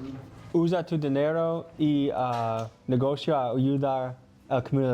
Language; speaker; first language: Spanish; non-native, learner; English